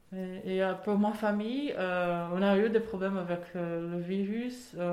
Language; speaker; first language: French; non-native, fluent; Portuguese